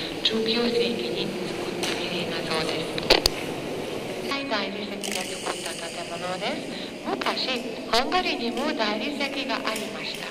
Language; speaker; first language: Japanese; non-native, fluent; Hungarian